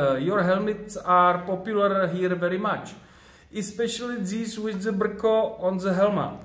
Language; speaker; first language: English; non-native, learner; Czech